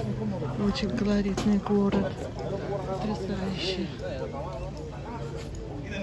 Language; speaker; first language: Russian; native; Russian